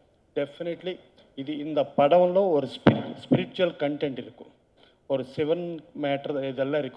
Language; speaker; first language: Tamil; non-native, learner; Telugu